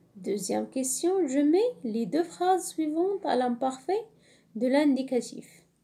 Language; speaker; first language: French; non-native, local second language; Arabic